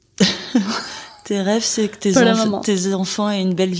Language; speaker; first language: French; native; French